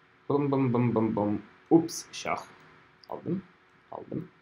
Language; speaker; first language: Turkish; non-native, fluent; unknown